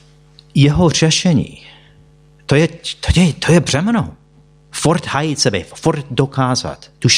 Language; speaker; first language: Czech; non-native, fluent; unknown